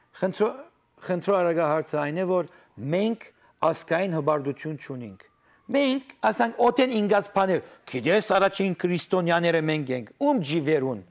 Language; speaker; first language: Armenian; native; Armenian